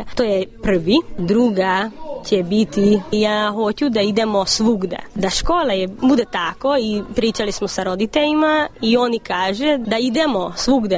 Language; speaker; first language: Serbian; non-native, learner; Hungarian